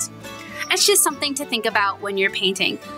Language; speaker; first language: English; native; English